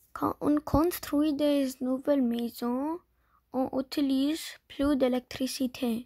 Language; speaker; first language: French; non-native, learner; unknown